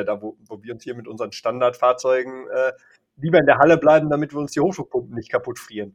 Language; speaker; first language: German; native; German